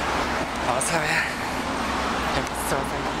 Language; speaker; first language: Portuguese; non-native, fluent; German